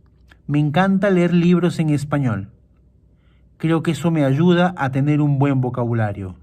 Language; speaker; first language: Spanish; non-native, fluent; Portuguese